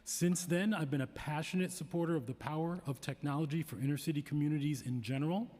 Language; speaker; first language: English; native; English